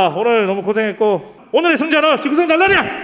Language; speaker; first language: Korean; native; Korean